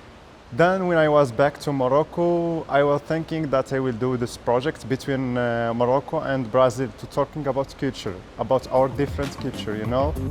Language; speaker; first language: English; non-native, learner; Arabic